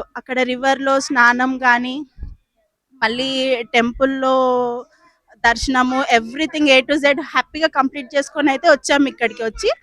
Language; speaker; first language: Telugu; non-native, local second language; Lambadi